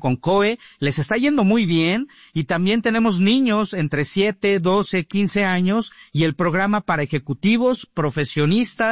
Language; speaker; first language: Spanish; native; Spanish